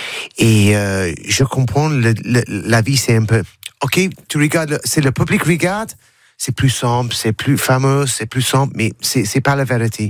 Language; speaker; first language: French; non-native, learner; English